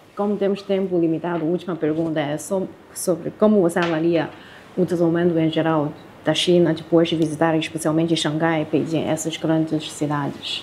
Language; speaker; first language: Portuguese; non-native, fluent; Chinese